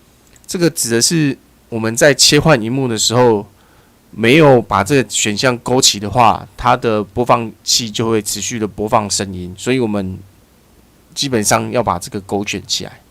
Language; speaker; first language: Chinese; native; Chinese